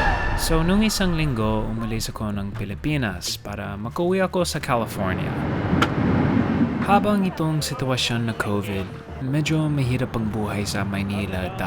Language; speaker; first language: Filipino; early bilingual, heritage; Filipino